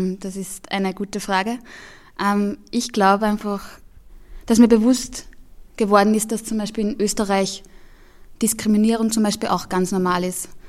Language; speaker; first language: German; native; German